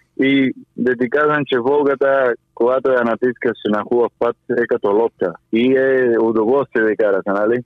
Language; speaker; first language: Bulgarian; non-native, fluent; Spanish